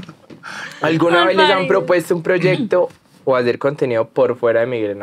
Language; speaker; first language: Spanish; native; Spanish